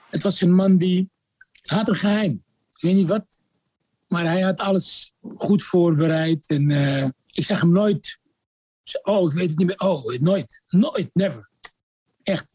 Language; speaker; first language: Dutch; non-native, fluent; Arabic